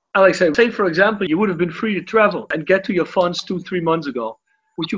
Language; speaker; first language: English; non-native, fluent; Dutch